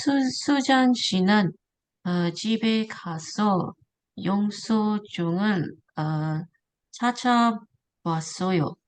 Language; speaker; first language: Korean; non-native, learner; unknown